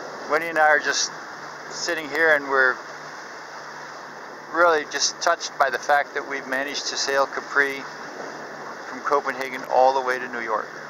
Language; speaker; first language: English; non-native, fluent; Danish